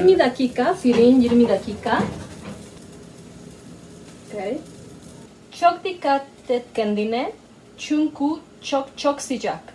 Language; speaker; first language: Turkish; non-native, learner; Spanish